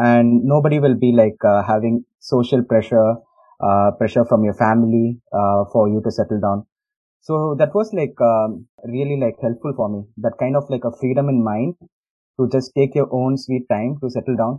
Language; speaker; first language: English; non-native, local second language; Tamil